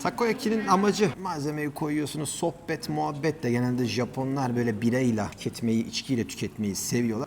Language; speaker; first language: Turkish; native; Turkish